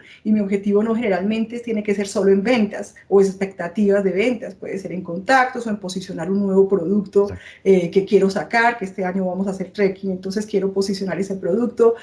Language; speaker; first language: Spanish; native; Spanish